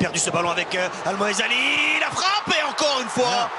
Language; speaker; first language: French; native; French